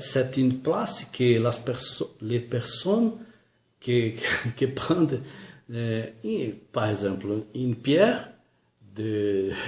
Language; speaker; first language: French; non-native, learner; Portuguese